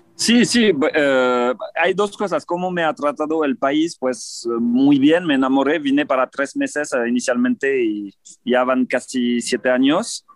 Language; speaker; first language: Spanish; non-native, fluent; French